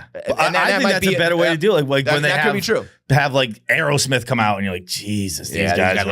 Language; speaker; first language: English; native; English